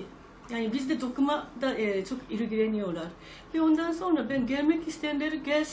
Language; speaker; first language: Turkish; non-native, fluent; Japanese